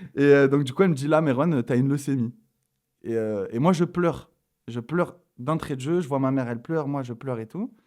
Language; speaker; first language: French; native; French